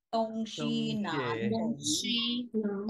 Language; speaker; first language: Chinese; non-native, learner; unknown